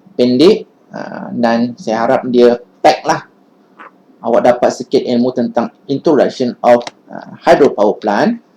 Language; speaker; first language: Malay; native; Malay